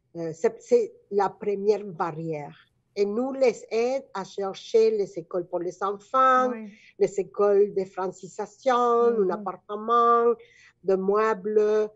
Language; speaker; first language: French; non-native, fluent; Spanish